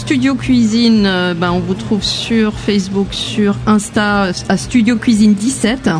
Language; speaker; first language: French; native; French